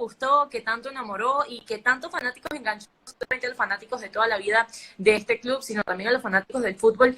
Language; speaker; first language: Spanish; native; Spanish